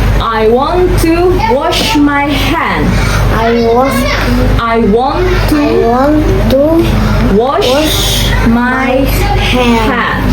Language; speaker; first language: English; non-native, local second language; Indonesian